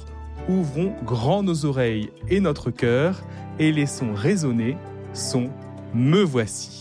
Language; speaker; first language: French; native; French